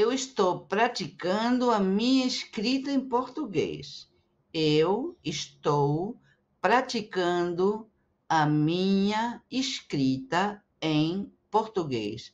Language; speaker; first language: Portuguese; non-native, fluent; Spanish